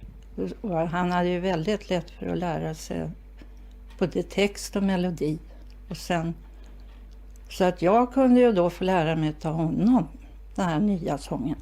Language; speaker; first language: Swedish; native; Swedish